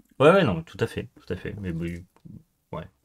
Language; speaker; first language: French; native; French